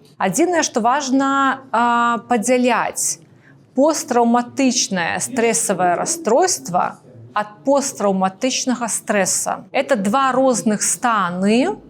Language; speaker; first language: Belarusian; non-native, local second language; Russian